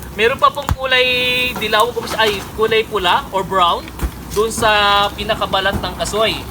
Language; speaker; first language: Filipino; non-native, local second language; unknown